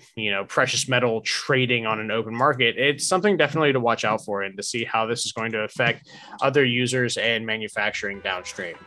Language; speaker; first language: English; native; English